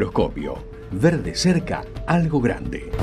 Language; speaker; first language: Spanish; native; Spanish